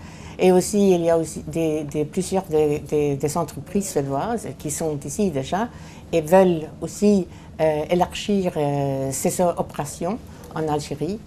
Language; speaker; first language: French; non-native, fluent; Swedish